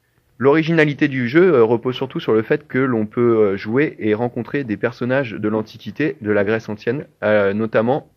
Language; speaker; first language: French; native; French